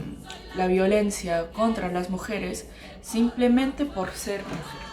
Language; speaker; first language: Spanish; non-native, local second language; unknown